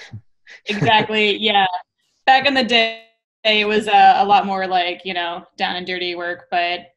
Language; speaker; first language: English; native; English